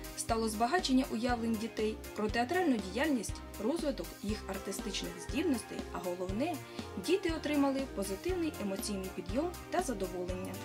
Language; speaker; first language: Ukrainian; native; Ukrainian